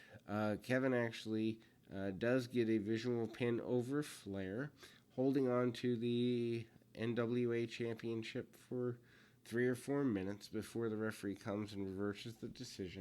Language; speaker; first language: English; native; English